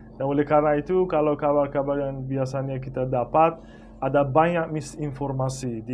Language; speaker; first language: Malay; non-native, fluent; Persian